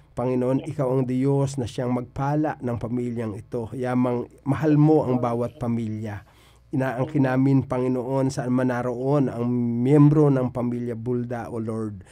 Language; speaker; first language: Filipino; native; Filipino